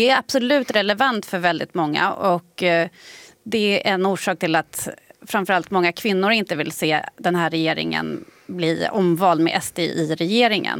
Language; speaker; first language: Swedish; native; Swedish